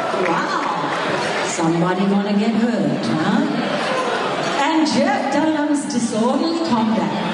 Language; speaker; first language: English; native; English